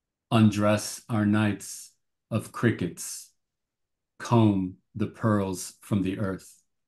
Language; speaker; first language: English; native; English